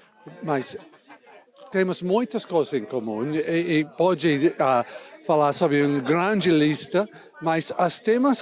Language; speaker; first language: Portuguese; non-native, learner; English